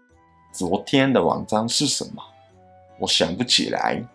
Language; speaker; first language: Chinese; non-native, fluent; Japanese